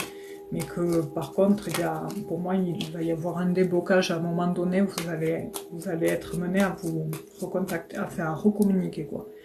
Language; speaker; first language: French; native; French